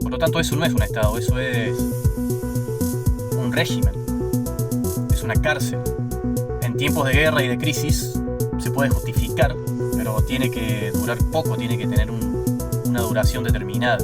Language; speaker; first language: Spanish; native; Spanish